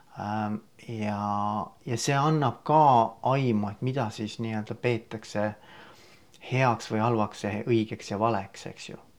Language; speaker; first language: Estonian; native; Estonian